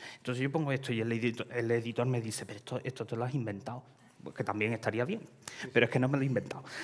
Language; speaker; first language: Spanish; early bilingual, other home language; Ukrainian